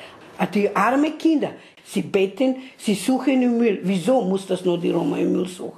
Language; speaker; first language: German; non-native, learner; Romany